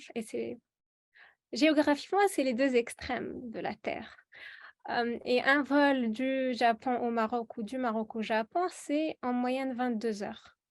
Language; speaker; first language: French; non-native, local second language; Arabic